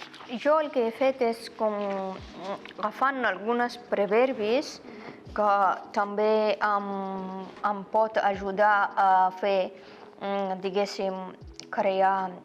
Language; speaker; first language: Catalan; non-native, fluent; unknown